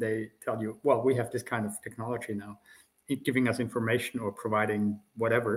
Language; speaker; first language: English; non-native, fluent; German